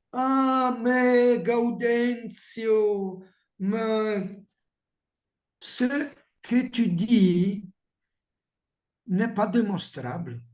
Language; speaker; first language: French; non-native, learner; Italian